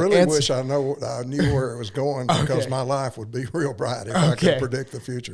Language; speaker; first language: English; native; English